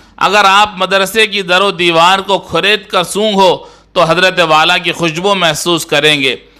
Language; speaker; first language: Urdu; native; Urdu